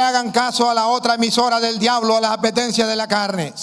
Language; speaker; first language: Spanish; native; Spanish